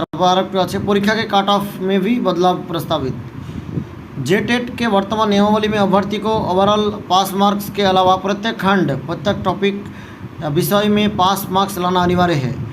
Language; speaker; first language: Hindi; non-native, local second language; Bangla